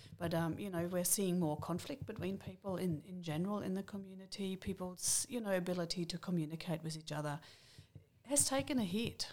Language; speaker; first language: English; non-native, fluent; German